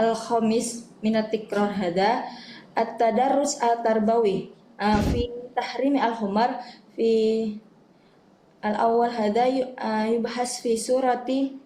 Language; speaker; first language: Arabic; non-native, fluent; Indonesian